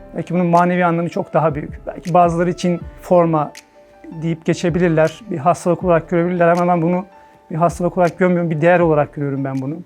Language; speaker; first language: Turkish; native; Turkish